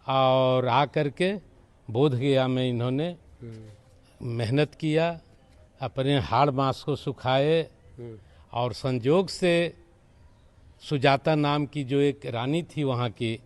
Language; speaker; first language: Hindi; native; Hindi